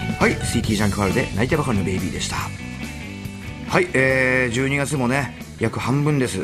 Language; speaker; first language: Japanese; native; Japanese